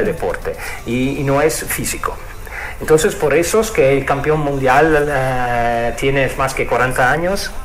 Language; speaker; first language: Spanish; non-native, fluent; Italian